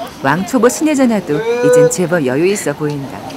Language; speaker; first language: Korean; native; Korean